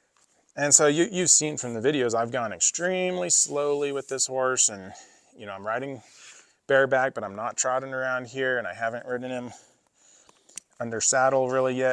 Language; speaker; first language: English; native; English